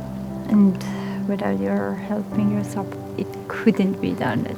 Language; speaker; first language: English; non-native, learner; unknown